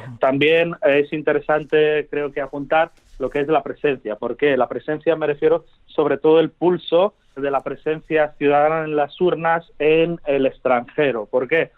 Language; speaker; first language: Spanish; non-native, fluent; Romanian